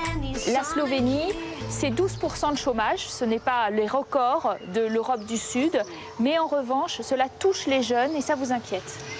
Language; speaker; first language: French; native; French